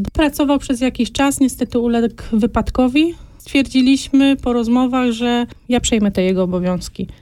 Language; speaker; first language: Polish; native; Polish